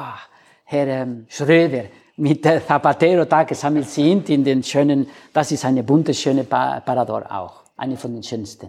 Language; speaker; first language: German; non-native, learner; Spanish